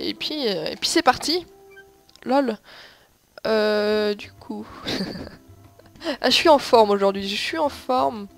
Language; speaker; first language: French; native; French